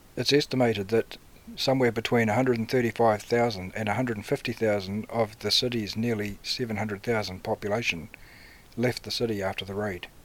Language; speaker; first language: English; native; English